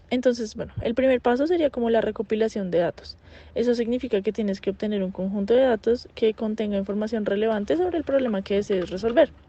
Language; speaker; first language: Spanish; native; Spanish